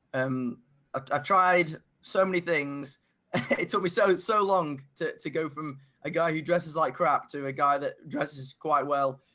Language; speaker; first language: English; native; English